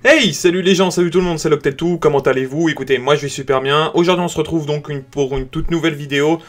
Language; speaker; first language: French; native; French